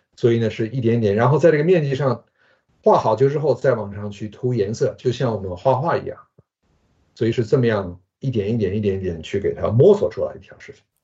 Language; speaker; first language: Chinese; early bilingual, other home language; Japanese